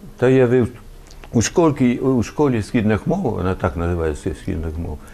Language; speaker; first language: Ukrainian; non-native, fluent; French